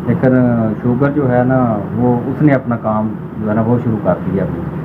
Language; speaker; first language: Urdu; non-native, local second language; Punjabi